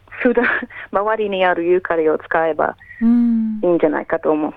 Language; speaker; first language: Japanese; non-native, fluent; English